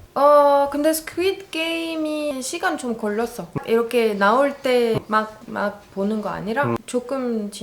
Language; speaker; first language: Korean; non-native, fluent; Arabic